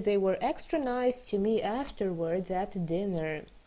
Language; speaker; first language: English; non-native, fluent; Romanian